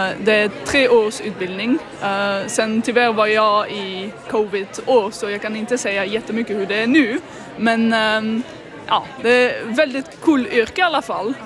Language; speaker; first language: Swedish; non-native, fluent; Dutch